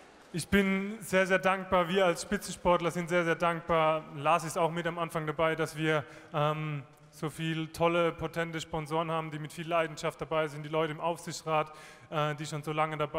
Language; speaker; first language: German; native; German